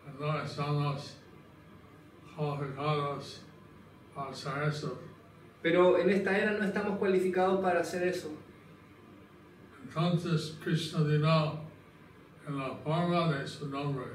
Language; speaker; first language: Spanish; non-native, learner; English